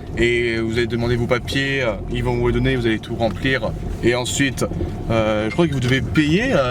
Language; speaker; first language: French; native; French